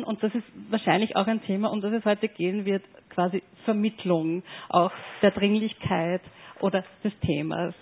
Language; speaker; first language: German; native; German